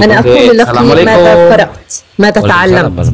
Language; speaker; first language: Arabic; native; Arabic